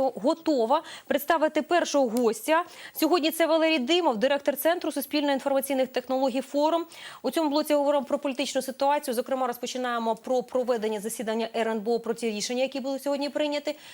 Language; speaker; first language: Ukrainian; native; Ukrainian